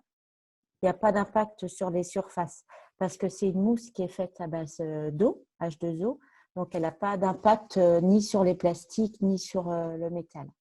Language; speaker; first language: French; native; French